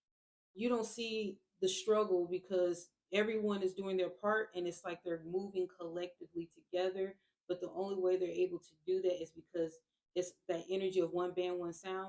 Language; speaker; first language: English; native; English